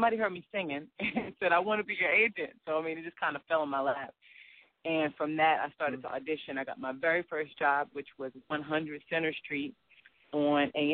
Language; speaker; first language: English; native; English